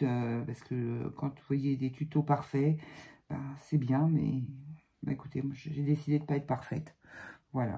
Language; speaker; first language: French; native; French